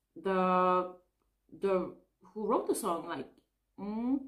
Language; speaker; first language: English; non-native, fluent; Arabic